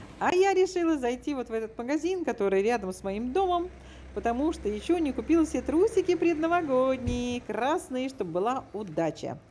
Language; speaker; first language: Russian; native; Russian